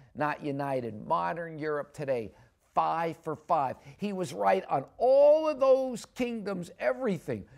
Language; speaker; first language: English; native; English